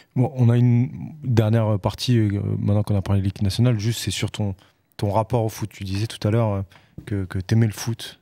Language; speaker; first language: French; native; French